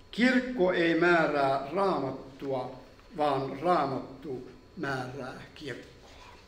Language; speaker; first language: Finnish; native; Finnish